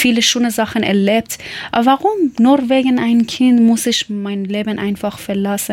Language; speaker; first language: German; non-native, learner; Persian